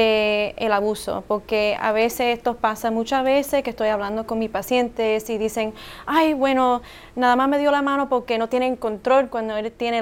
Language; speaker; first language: Spanish; early bilingual, heritage; English